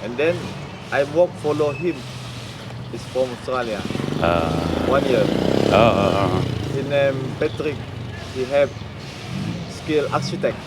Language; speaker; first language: English; non-native, learner; Indonesian